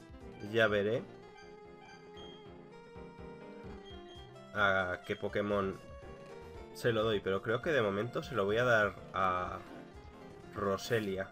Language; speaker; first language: Spanish; native; Spanish